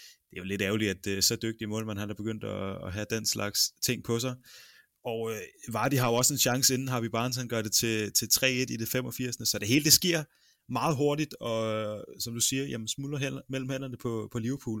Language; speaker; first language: Danish; native; Danish